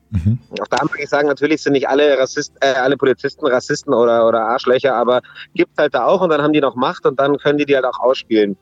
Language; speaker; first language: German; native; German